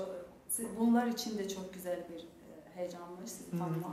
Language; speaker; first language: Turkish; non-native, fluent; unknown